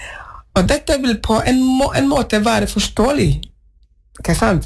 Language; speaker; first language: Norwegian; non-native, fluent; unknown